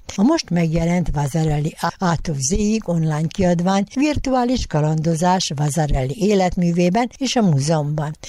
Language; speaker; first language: Hungarian; native; Hungarian